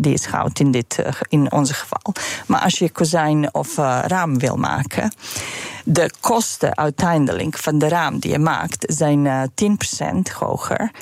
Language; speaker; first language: Dutch; non-native, fluent; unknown